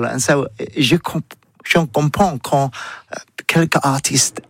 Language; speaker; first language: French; non-native, learner; English